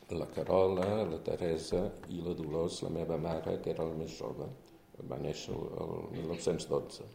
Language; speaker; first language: Catalan; early bilingual, heritage; Catalan